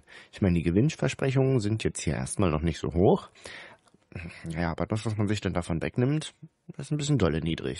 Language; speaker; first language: German; native; German